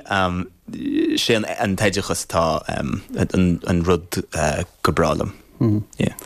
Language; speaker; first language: Irish; non-native, fluent; English